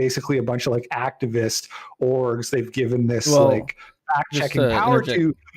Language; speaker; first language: English; native; English